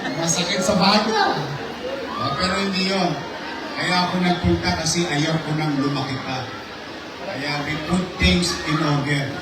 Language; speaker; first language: Filipino; native; Filipino